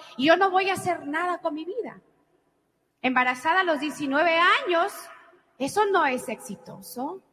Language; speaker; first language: Spanish; early bilingual, heritage; Spanish